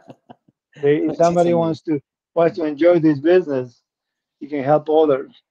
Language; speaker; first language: English; non-native, fluent; Spanish